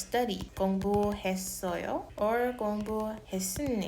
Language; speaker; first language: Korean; non-native, fluent; English